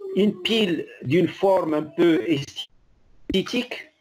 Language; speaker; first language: French; non-native, local second language; Arabic